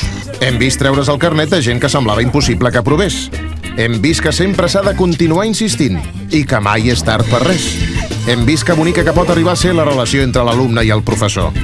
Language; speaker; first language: Catalan; native; Catalan